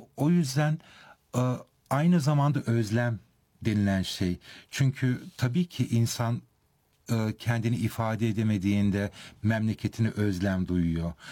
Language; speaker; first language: Turkish; early bilingual, heritage; Turkish